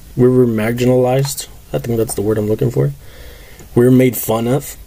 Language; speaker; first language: English; early bilingual, other home language; Spanish